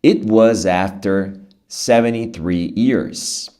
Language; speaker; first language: English; non-native, fluent; Portuguese